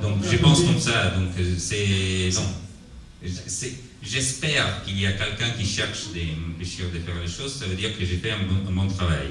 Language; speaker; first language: French; non-native, learner; Italian